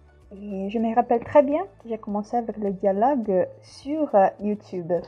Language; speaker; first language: French; non-native, fluent; Portuguese